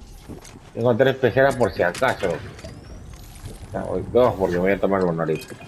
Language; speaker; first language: Spanish; native; Spanish